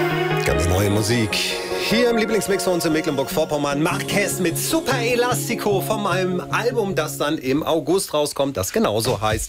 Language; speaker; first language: German; native; German